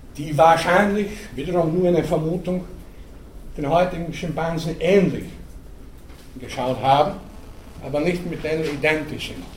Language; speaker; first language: German; native; German